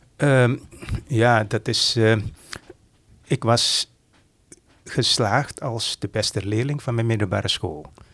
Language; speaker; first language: Dutch; non-native, fluent; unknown